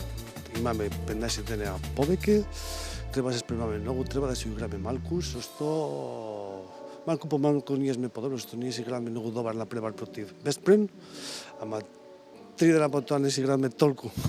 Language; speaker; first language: Macedonian; non-native, learner; Spanish